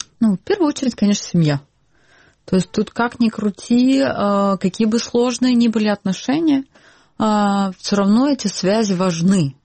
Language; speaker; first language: Russian; non-native, local second language; Ukrainian